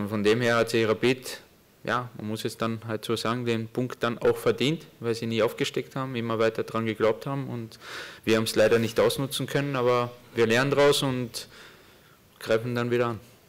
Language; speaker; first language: German; native; German